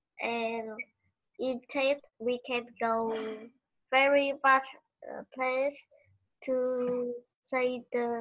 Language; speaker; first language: English; non-native, learner; Vietnamese